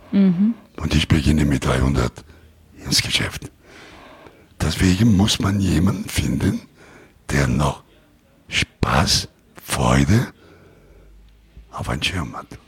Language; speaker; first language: German; non-native, learner; Italian